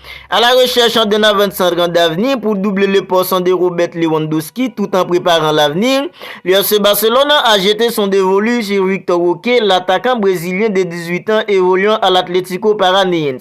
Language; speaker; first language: French; native; French